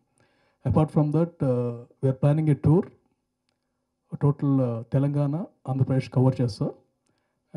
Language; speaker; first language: Telugu; native; Telugu